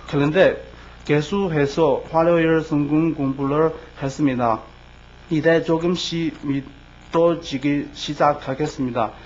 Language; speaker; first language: Korean; non-native, learner; Chinese